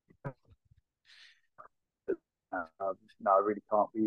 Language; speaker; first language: English; native; English